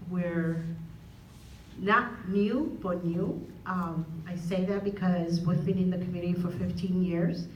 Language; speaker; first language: English; non-native, fluent; Spanish